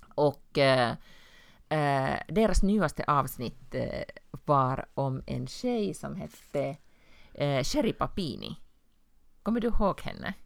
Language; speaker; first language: Swedish; native; Swedish